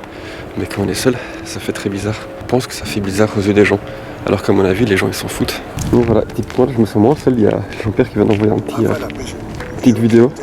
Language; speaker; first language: French; native; French